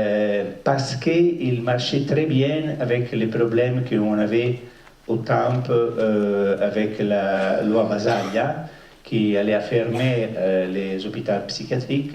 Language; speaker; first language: French; non-native, fluent; Italian